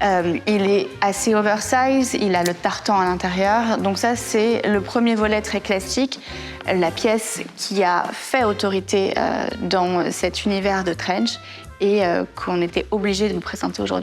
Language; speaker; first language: French; native; French